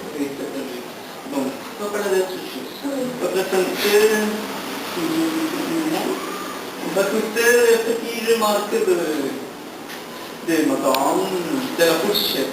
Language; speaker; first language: French; non-native, learner; Spanish